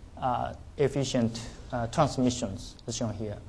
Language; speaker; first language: English; non-native, learner; Japanese